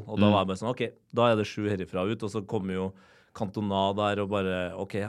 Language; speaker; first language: Norwegian; native; Norwegian